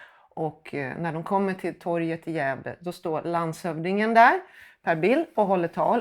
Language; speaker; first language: Swedish; native; Swedish